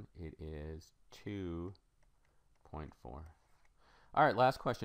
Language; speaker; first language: English; native; English